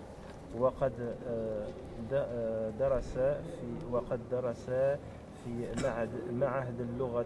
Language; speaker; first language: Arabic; non-native, learner; French